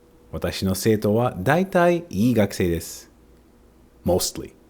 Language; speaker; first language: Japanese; non-native, fluent; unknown